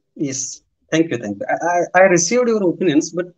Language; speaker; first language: English; non-native, local second language; Kannada